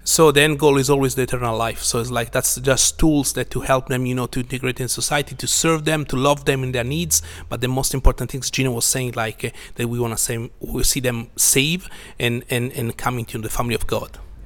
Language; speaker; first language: English; non-native, fluent; Italian